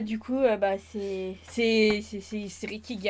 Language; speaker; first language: French; native; French